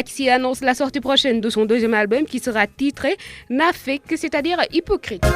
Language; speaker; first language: French; non-native, local second language; Wolof